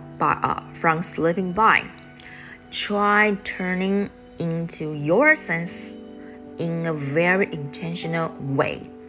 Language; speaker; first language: English; non-native, fluent; Chinese